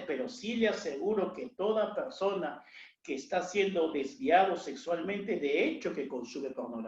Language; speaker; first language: Spanish; native; Spanish